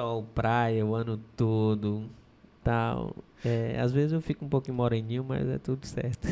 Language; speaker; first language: Portuguese; native; Portuguese